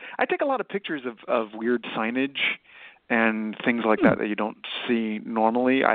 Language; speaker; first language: English; native; English